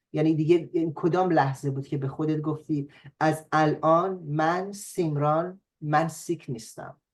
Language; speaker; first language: Persian; native; Persian